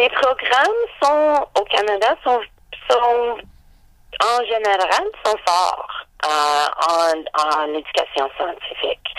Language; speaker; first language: French; non-native, learner; English